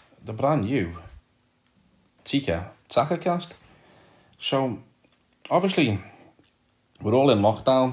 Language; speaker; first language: English; native; English